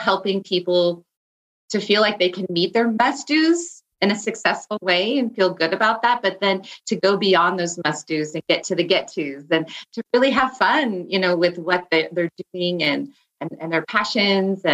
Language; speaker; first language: English; native; English